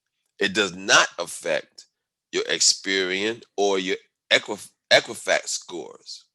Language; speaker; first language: English; native; English